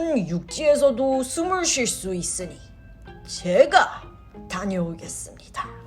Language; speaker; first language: Korean; native; Korean